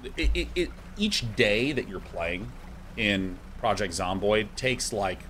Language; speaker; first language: English; native; English